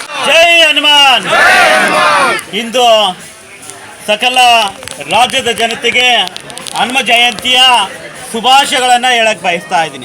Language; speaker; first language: Kannada; native; Kannada